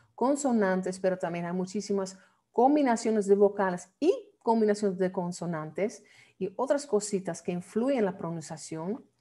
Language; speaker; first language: Spanish; non-native, fluent; Dutch